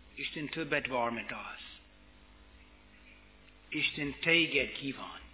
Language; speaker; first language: Hungarian; non-native, fluent; English